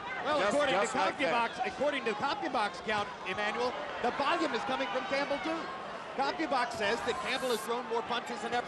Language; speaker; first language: English; native; English